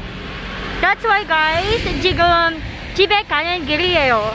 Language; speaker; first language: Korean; non-native, learner; Filipino